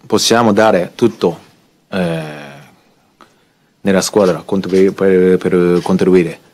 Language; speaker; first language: Italian; non-native, learner; Japanese